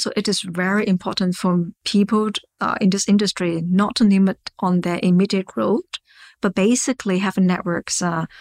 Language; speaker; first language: English; non-native, local second language; Cantonese